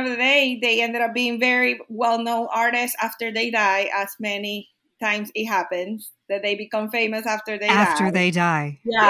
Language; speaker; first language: English; non-native, fluent; Spanish